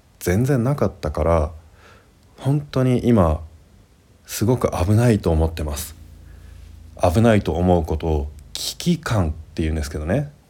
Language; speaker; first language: Japanese; native; Japanese